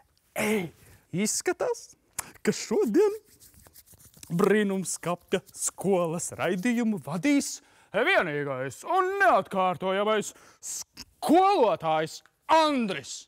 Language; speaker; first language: Latvian; native; Latvian